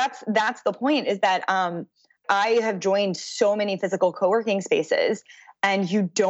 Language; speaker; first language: English; native; English